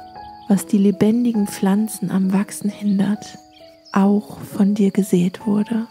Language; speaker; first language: German; native; German